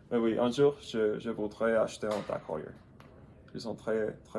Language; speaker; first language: French; non-native, learner; English